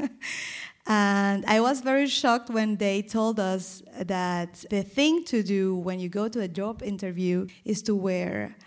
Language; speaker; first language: English; non-native, fluent; Spanish